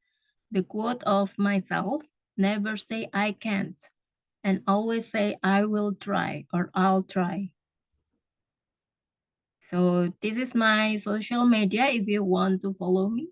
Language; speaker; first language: English; non-native, fluent; Indonesian